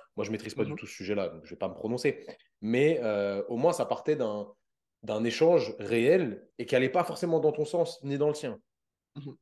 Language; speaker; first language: French; native; French